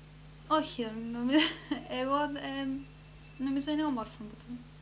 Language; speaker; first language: Greek; early bilingual, heritage; Greek